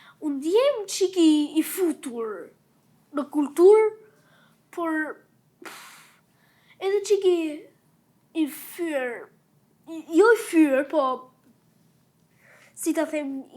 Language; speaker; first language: Albanian; early bilingual, heritage; Albanian